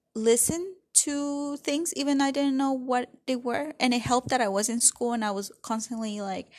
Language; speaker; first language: English; early bilingual, other home language; Spanish